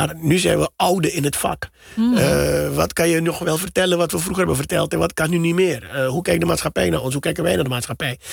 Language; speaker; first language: Dutch; native; Dutch